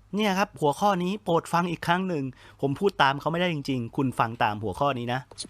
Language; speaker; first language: Thai; native; Thai